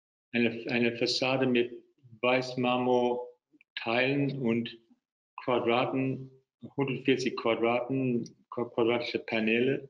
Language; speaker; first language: German; non-native, fluent; English